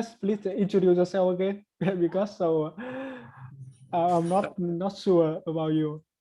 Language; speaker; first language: English; non-native, learner; Vietnamese